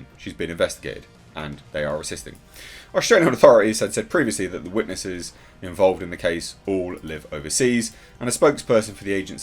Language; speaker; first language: English; native; English